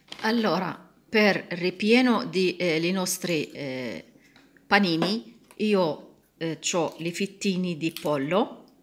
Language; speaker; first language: Italian; non-native, learner; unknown